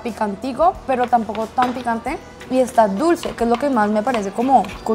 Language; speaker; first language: Spanish; native; Spanish